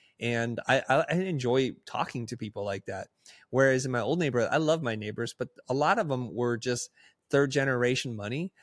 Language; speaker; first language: English; early bilingual, other home language; Vietnamese